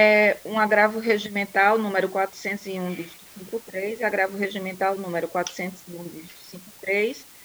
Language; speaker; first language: Portuguese; native; Portuguese